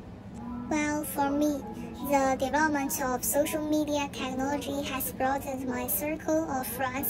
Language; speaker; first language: English; non-native, learner; Chinese